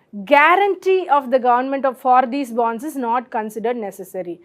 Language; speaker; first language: English; non-native, local second language; Tamil